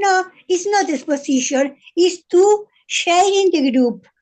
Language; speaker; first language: English; non-native, learner; Spanish